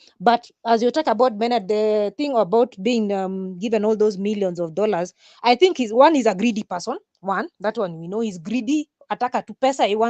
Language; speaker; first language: English; non-native, local second language; Swahili